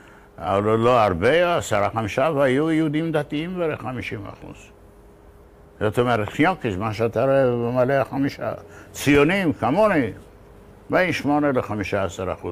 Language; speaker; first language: Hebrew; non-native, fluent; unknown